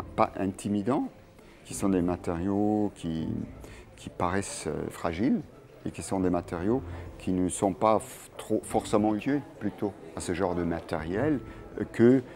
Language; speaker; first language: French; non-native, local second language; German